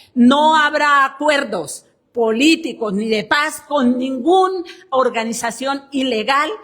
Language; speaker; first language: Spanish; native; Spanish